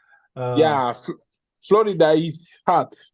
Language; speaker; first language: English; non-native, learner; Spanish